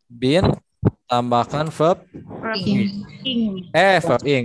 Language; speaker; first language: English; non-native, fluent; Indonesian